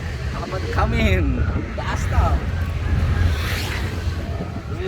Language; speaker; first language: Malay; non-native, local second language; Sundanese